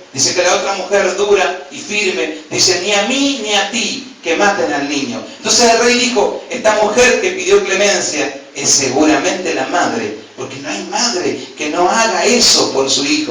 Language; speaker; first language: Spanish; native; Spanish